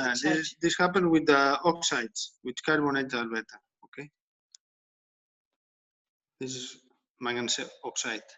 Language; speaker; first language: English; non-native, learner; Spanish